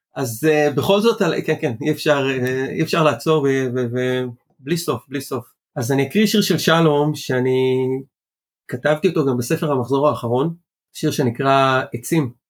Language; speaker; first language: Hebrew; early bilingual, other home language; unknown